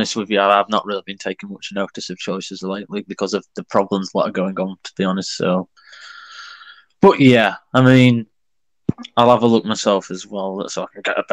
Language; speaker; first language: English; native; English